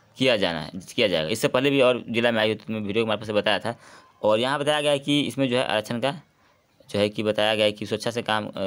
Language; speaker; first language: Hindi; native; Hindi